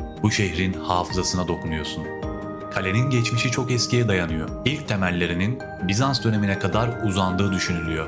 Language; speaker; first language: Turkish; native; Turkish